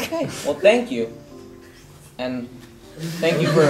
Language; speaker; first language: English; native; English